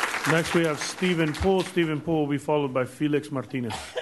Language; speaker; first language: English; native; English